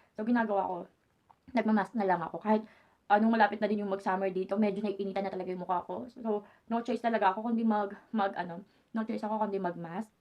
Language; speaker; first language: Filipino; native; Filipino